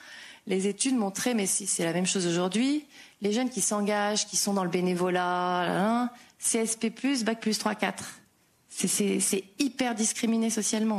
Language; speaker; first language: French; native; French